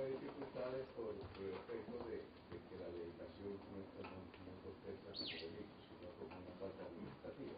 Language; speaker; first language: Spanish; native; Spanish